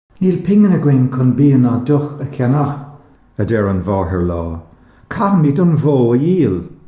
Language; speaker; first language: Irish; native; Irish